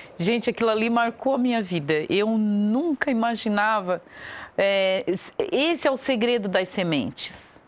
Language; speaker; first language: Portuguese; native; Portuguese